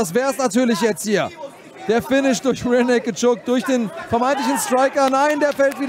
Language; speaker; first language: German; native; German